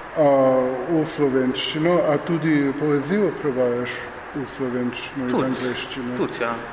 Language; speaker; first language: Slovenian; non-native, fluent; English